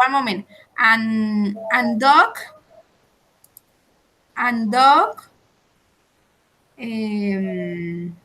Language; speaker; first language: English; non-native, learner; Spanish